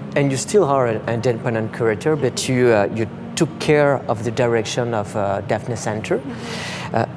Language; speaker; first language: English; non-native, fluent; French